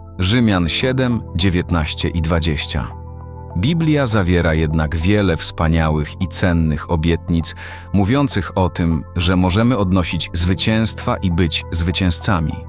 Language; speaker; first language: Polish; native; Polish